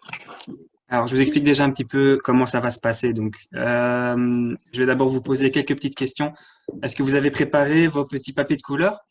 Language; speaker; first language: French; native; French